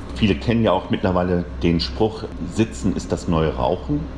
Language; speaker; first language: German; native; German